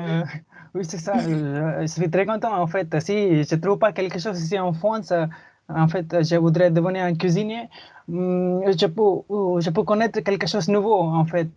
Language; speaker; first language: French; non-native, learner; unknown